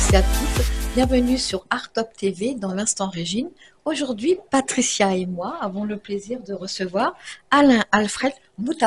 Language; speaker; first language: French; native; French